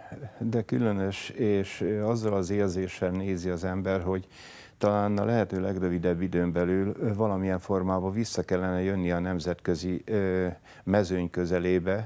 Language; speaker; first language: Hungarian; native; Hungarian